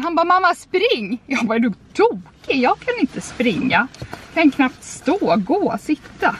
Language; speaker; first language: Swedish; native; Swedish